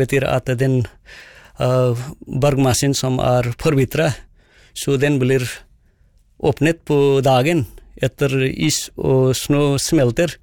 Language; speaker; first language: Norwegian; non-native, fluent; Nepali